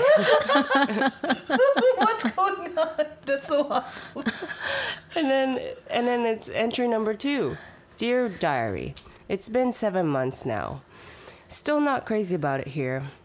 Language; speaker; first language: English; early bilingual, other home language; Chinese